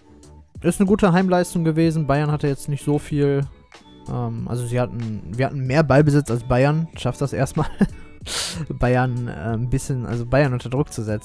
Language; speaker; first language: German; native; German